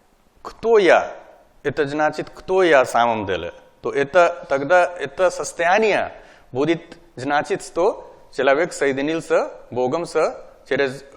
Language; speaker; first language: Russian; non-native, learner; Hindi